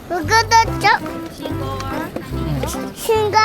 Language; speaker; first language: Japanese; early bilingual, other home language; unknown